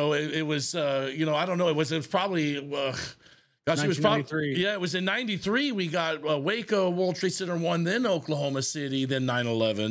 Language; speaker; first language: English; native; English